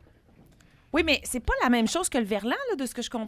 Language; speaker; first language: French; native; French